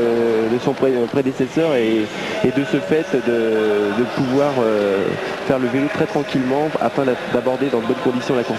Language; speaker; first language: French; native; French